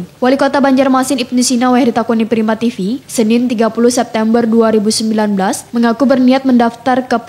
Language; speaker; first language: Indonesian; native; Indonesian